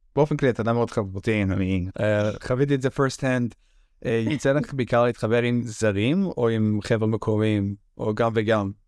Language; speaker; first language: Hebrew; native; Hebrew